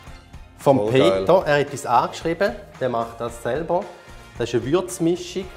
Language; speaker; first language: German; native; German